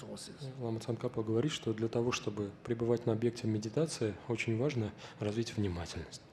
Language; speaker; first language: Russian; native; Russian